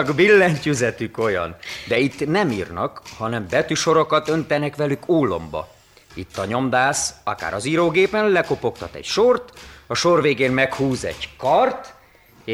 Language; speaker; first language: Hungarian; native; Hungarian